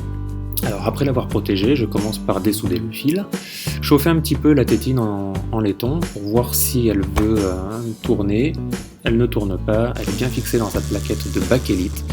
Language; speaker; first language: French; native; French